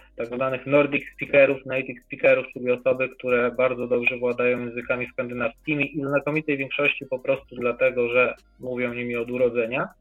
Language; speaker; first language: Polish; native; Polish